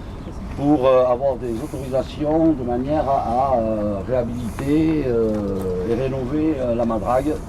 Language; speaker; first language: French; native; French